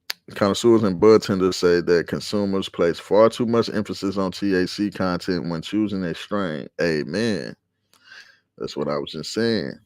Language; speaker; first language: English; native; English